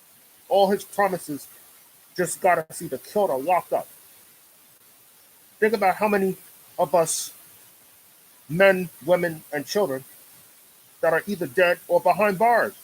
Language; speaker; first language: English; native; English